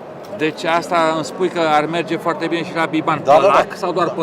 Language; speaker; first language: Romanian; native; Romanian